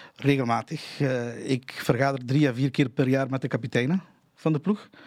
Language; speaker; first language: Dutch; non-native, fluent; Catalan